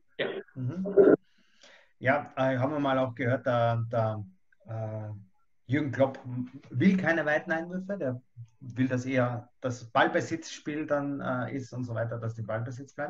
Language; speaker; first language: German; native; German